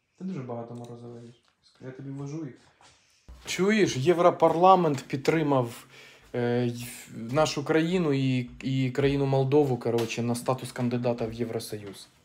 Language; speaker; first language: Ukrainian; non-native, local second language; Russian